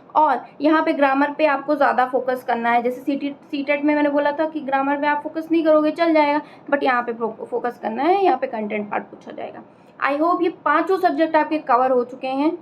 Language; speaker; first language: Hindi; native; Hindi